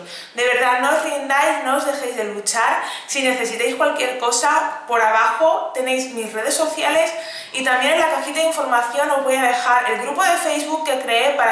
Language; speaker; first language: Spanish; native; Spanish